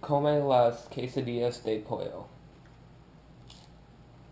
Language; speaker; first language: Spanish; non-native, learner; English